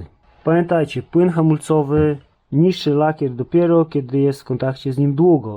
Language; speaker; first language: Polish; native; Polish